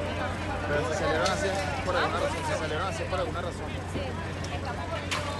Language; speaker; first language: Spanish; native; Spanish